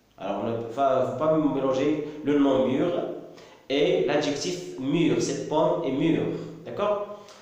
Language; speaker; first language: French; non-native, local second language; Arabic